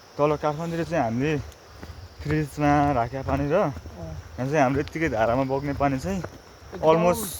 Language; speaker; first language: Nepali; native; Nepali